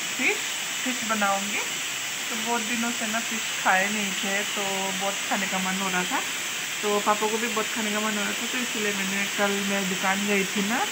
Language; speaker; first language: Hindi; native; Hindi